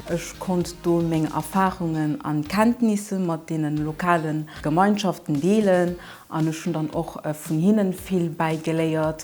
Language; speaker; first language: German; non-native, local second language; Luxembourgish